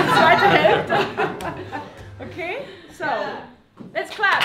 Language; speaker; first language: German; native; German